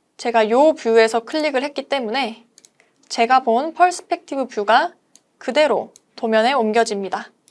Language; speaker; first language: Korean; native; Korean